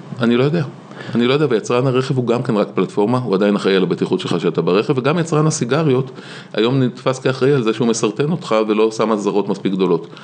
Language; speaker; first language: Hebrew; native; Hebrew